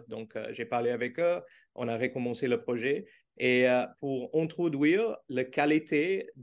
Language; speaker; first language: French; non-native, learner; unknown